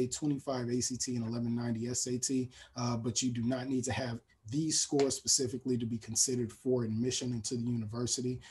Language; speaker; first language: English; native; English